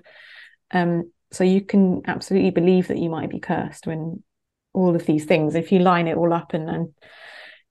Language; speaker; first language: English; native; English